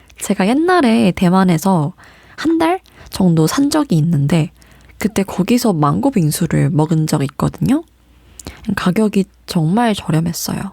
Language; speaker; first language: Korean; native; Korean